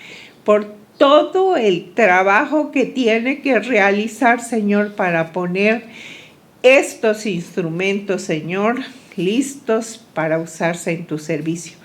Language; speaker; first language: Spanish; native; Spanish